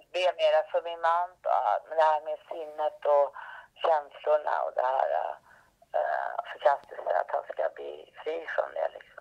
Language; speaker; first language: Swedish; native; Swedish